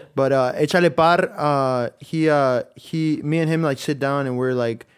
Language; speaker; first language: English; early bilingual, other home language; Spanish